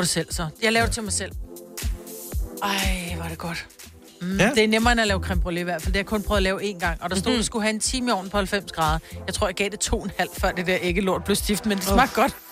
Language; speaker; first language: Danish; native; Danish